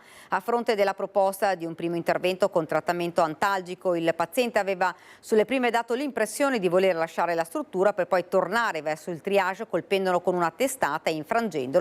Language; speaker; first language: Italian; native; Italian